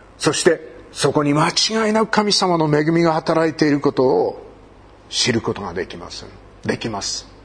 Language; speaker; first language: Japanese; native; Japanese